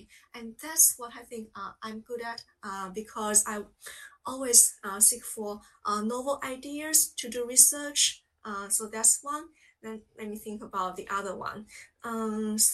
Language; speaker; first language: English; non-native, fluent; Chinese